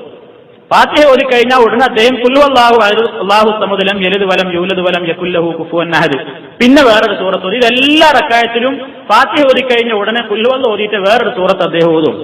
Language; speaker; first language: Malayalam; native; Malayalam